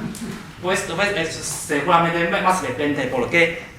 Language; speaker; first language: Spanish; non-native, fluent; Chinese